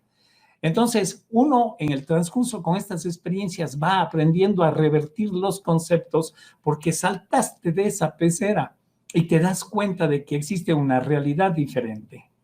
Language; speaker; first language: Spanish; native; Spanish